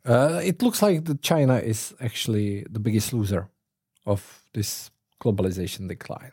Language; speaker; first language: English; non-native, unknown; Czech